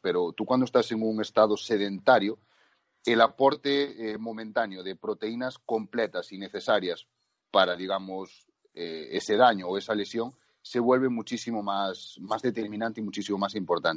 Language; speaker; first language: Spanish; native; Spanish